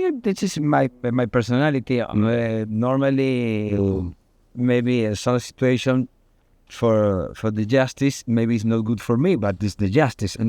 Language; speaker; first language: English; non-native, learner; Spanish